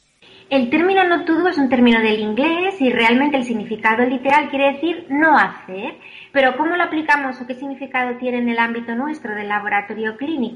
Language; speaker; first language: Spanish; native; Spanish